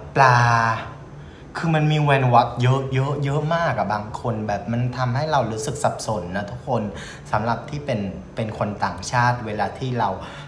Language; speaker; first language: Thai; non-native, fluent; Vietnamese